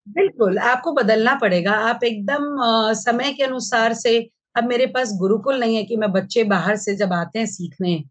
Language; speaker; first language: Hindi; native; Hindi